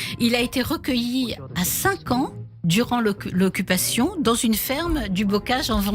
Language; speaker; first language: French; native; French